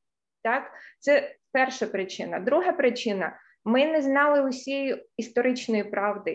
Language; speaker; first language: Ukrainian; non-native, local second language; Russian